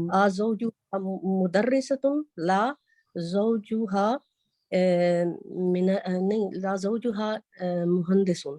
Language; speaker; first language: Arabic; non-native, learner; Urdu